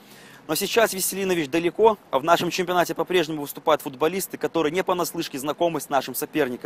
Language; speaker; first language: Russian; native; Russian